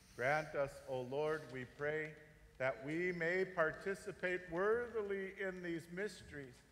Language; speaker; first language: English; native; English